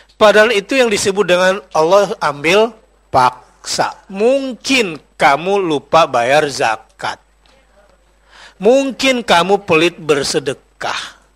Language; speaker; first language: Indonesian; non-native, local second language; Madurese